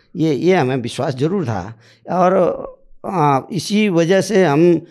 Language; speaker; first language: Hindi; native; Hindi